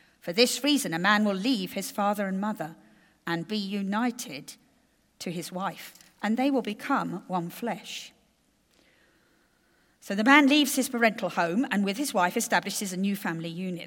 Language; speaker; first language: English; native; English